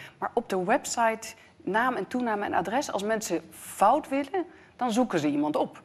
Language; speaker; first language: Dutch; non-native, fluent; Italian